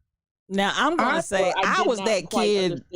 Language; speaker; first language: English; native; English